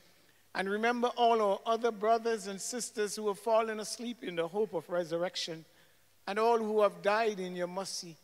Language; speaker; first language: English; native; English